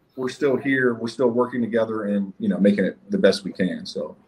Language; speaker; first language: English; native; English